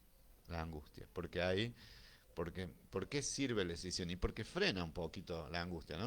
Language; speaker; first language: Spanish; native; Spanish